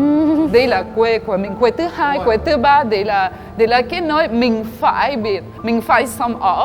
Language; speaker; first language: Vietnamese; non-native, fluent; French